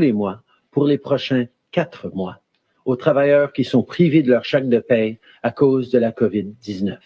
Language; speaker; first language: French; native; French